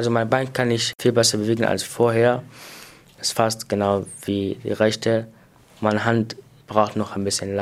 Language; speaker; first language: German; early bilingual, other home language; Arabic